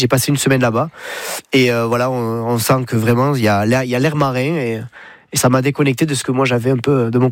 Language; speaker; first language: French; native; French